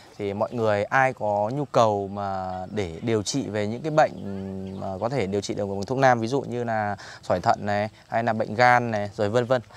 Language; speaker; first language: Vietnamese; native; Vietnamese